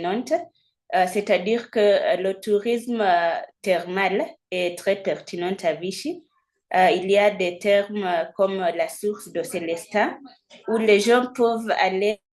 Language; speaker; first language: French; non-native, fluent; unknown